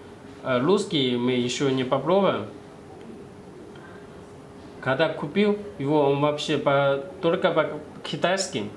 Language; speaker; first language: Russian; non-native, learner; Chinese